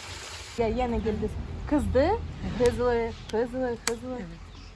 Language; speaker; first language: Turkish; non-native, learner; Russian